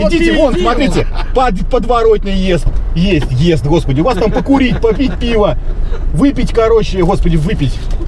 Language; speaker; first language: Russian; native; Russian